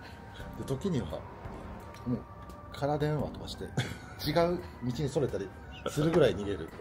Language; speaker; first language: Japanese; native; Japanese